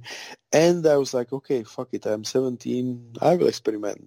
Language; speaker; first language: English; non-native, fluent; Czech